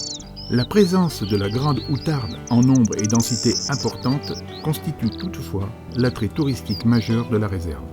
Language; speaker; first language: French; native; French